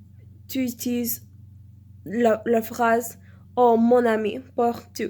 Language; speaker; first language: French; non-native, learner; English